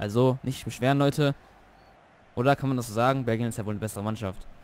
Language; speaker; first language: German; native; German